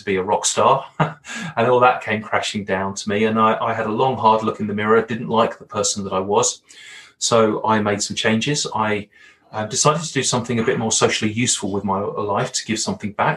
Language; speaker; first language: English; native; English